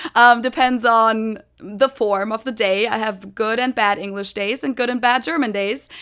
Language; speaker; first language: English; non-native, fluent; German